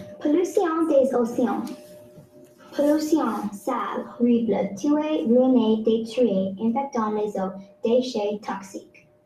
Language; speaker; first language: French; non-native, local second language; English